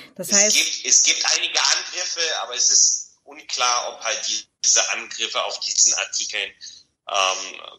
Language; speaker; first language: German; non-native, fluent; Bulgarian